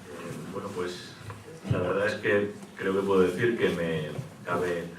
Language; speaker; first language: Spanish; native; Spanish